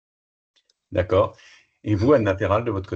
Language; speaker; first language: French; native; French